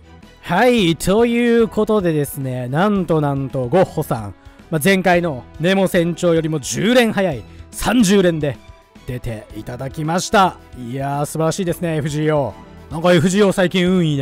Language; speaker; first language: Japanese; native; Japanese